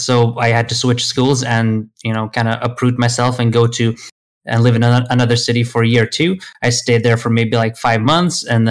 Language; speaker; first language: English; non-native, fluent; Swedish